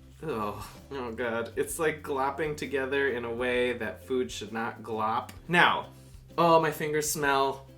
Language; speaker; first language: English; native; English